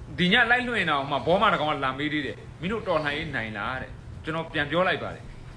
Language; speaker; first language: Burmese; native; Burmese